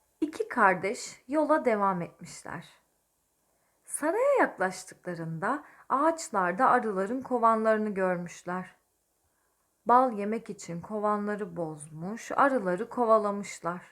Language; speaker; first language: Turkish; native; Turkish